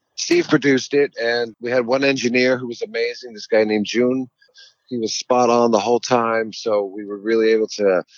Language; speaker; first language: English; native; English